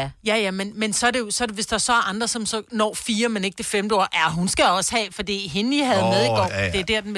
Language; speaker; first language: Danish; native; Danish